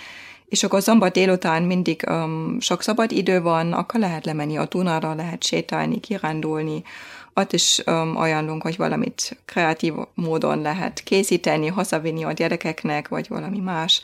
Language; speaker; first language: Hungarian; non-native, fluent; German